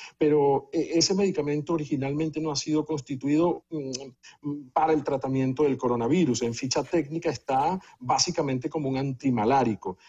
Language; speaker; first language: Spanish; native; Spanish